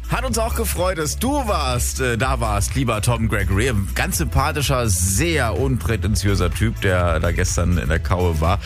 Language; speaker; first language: German; native; German